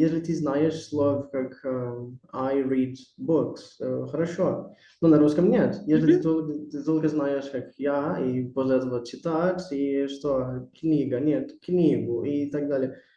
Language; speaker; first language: Russian; non-native, learner; Portuguese